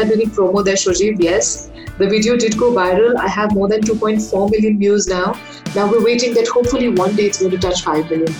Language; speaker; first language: English; non-native, local second language; Bangla